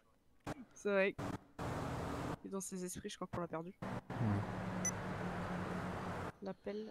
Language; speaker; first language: French; native; French